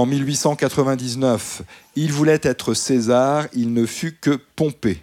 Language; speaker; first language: French; native; French